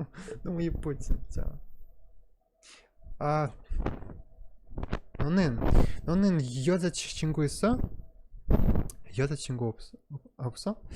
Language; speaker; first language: Korean; non-native, learner; Russian